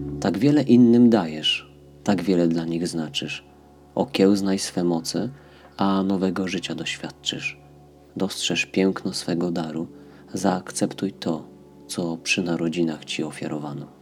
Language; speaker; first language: Polish; native; Polish